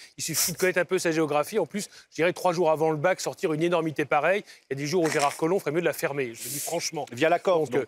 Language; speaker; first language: French; native; French